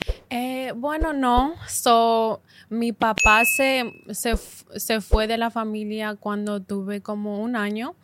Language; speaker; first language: Spanish; early bilingual, heritage; Spanish